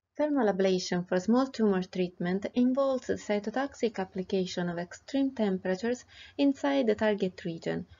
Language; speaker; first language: English; non-native, fluent; Italian